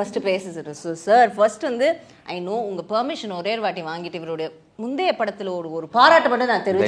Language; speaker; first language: Tamil; native; Tamil